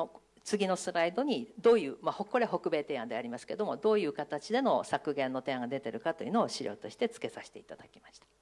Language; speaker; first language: Japanese; native; Japanese